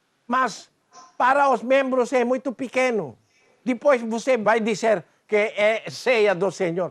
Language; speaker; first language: Portuguese; non-native, learner; Filipino